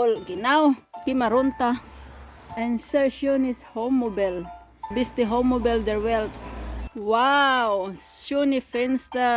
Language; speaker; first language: German; non-native, learner; Filipino